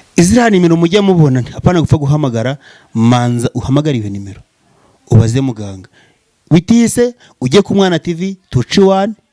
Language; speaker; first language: Kinyarwanda; native; Kinyarwanda